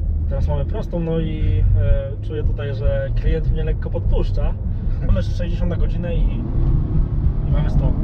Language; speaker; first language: Polish; native; Polish